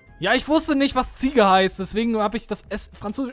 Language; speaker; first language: German; native; German